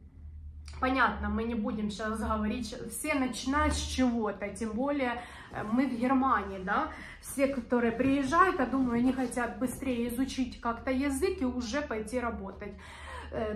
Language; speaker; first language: Russian; native; Russian